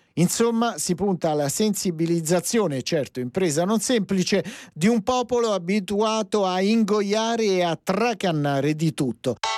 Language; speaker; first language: Italian; native; Italian